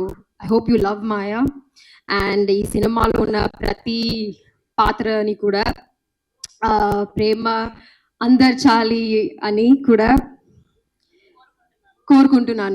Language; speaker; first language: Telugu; non-native, learner; Malayalam